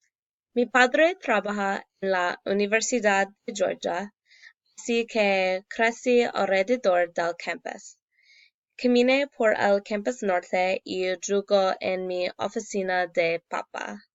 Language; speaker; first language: Spanish; non-native, learner; English